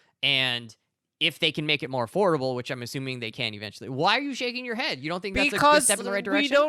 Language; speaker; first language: English; native; English